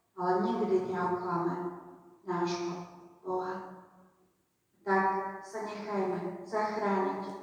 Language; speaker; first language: Slovak; native; Slovak